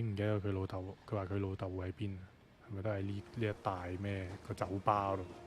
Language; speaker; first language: Chinese; native; Chinese